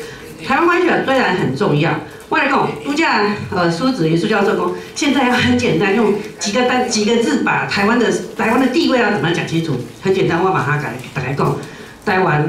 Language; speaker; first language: Chinese; non-native, local second language; Min Nan Chinese